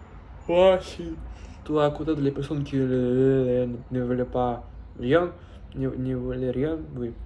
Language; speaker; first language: French; non-native, learner; Russian